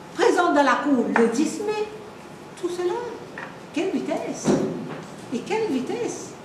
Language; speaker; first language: French; non-native, local second language; Morisyen